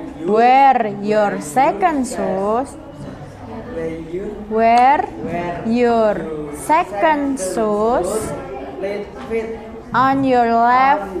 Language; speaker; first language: English; non-native, learner; Indonesian